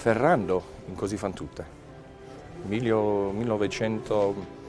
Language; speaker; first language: Italian; non-native, learner; English